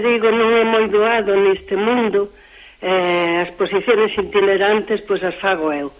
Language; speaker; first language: Galician; native; Galician